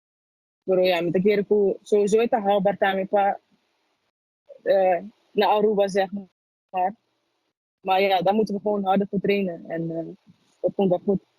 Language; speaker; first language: Dutch; early bilingual, other home language; Papiamento